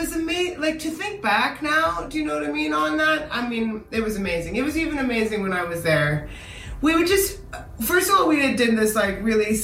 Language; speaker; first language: English; native; English